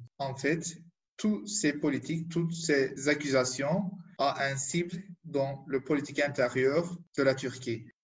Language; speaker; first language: French; non-native, fluent; Turkish